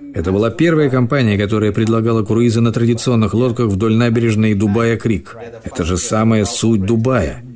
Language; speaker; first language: Russian; non-native, fluent; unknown